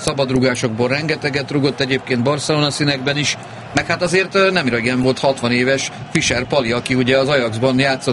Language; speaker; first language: Hungarian; native; Hungarian